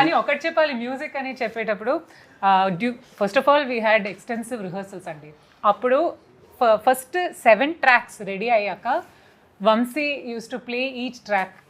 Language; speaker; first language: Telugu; non-native, fluent; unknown